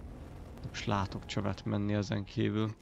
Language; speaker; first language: Hungarian; native; Hungarian